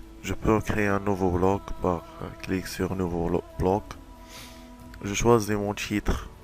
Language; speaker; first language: French; non-native, local second language; Arabic